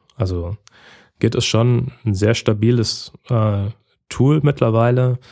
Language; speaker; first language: German; native; German